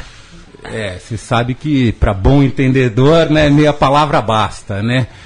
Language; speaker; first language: Portuguese; native; Portuguese